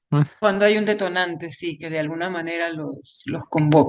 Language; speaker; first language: Spanish; native; Spanish